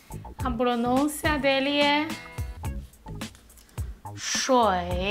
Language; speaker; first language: Portuguese; non-native, learner; Chinese